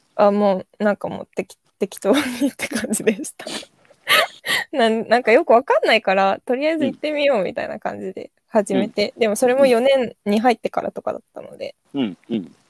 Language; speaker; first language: Japanese; native; Japanese